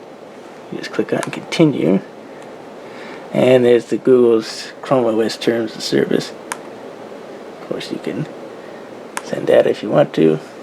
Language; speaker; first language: English; native; English